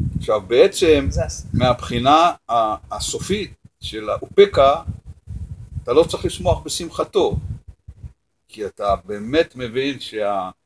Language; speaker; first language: Hebrew; native; Hebrew